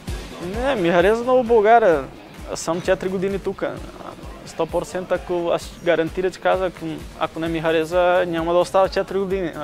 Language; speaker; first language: Bulgarian; non-native, learner; Portuguese